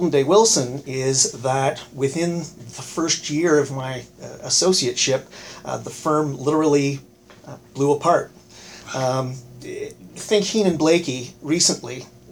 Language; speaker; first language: English; native; English